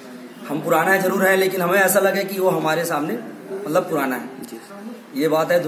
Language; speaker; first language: Hindi; non-native, local second language; Chhattisgarhi